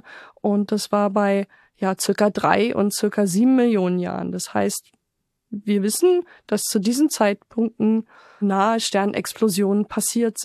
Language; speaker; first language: German; native; German